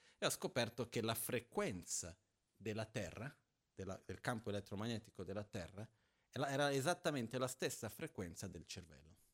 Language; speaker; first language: Italian; non-native, fluent; Portuguese